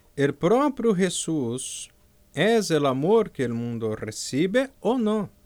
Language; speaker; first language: Spanish; non-native, fluent; Portuguese